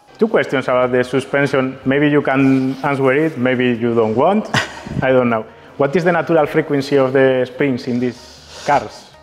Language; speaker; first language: English; non-native, fluent; Spanish